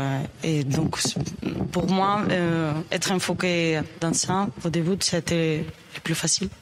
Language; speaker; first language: French; non-native, learner; Spanish